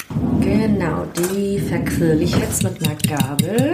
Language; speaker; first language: German; native; German